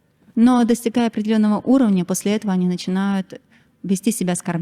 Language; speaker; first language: Russian; native; Russian